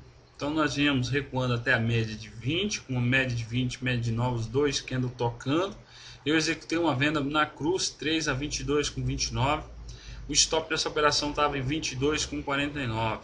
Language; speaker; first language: Portuguese; native; Portuguese